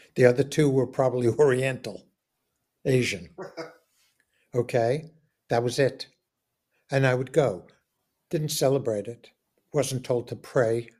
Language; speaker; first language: English; native; English